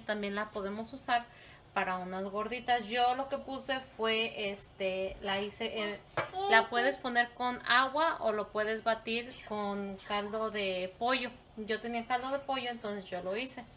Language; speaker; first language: Spanish; native; Spanish